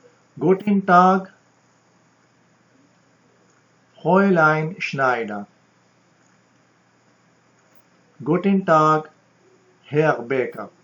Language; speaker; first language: German; non-native, learner; Urdu